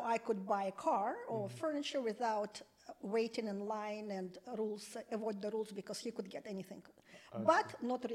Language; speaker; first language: English; non-native, fluent; Russian